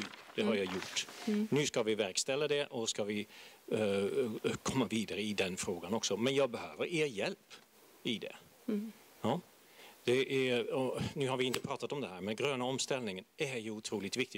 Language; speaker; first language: Swedish; non-native, fluent; Dutch